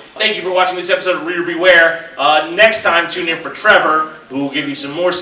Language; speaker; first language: English; native; English